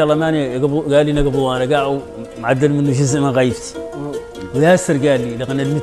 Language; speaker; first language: Arabic; native; Arabic